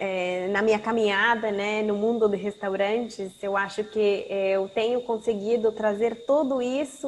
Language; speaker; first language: Portuguese; non-native, fluent; Spanish